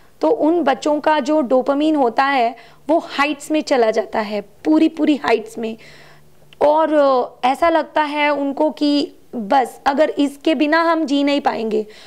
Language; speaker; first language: Hindi; non-native, local second language; Marathi